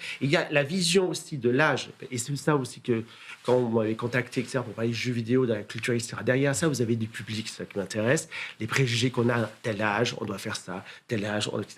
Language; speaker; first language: French; native; French